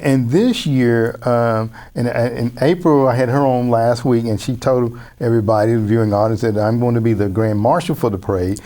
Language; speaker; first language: English; native; English